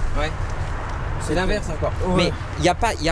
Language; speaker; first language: French; native; French